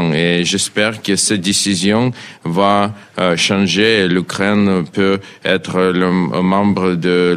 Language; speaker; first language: French; non-native, learner; Ukrainian